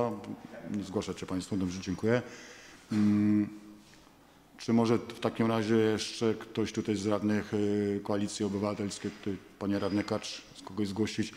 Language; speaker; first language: Polish; native; Polish